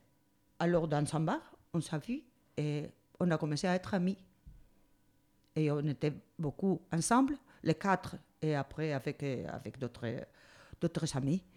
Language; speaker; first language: French; non-native, learner; Spanish